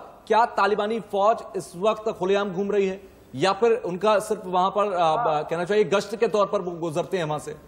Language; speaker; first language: Hindi; native; Hindi